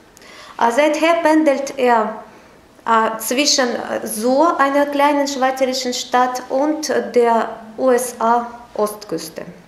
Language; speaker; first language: German; non-native, fluent; Russian